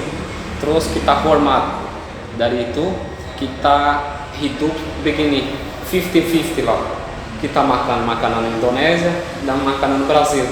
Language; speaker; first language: Indonesian; non-native, fluent; Portuguese